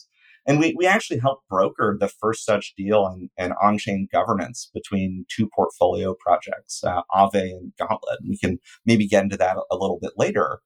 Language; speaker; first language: English; native; English